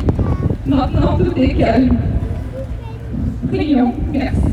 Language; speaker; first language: French; non-native, fluent; Russian